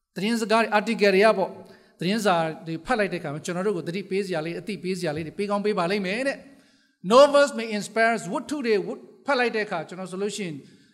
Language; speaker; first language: Burmese; native; Burmese